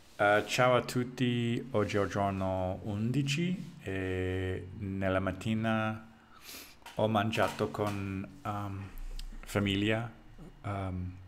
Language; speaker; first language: Italian; non-native, learner; English